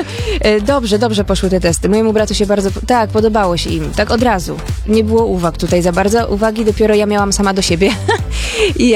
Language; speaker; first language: Polish; native; Polish